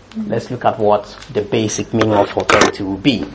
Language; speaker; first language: English; non-native, local second language; Akan